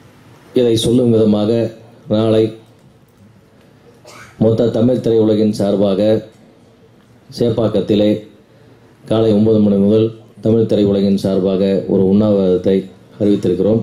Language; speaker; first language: Tamil; native; Tamil